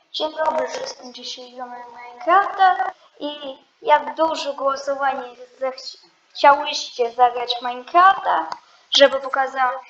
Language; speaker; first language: Polish; non-native, learner; Ukrainian